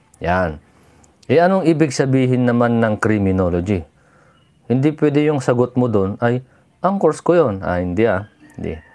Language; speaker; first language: Filipino; non-native, local second language; Iloko